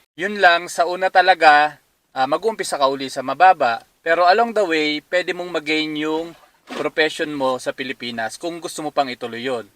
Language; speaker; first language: Filipino; native; Filipino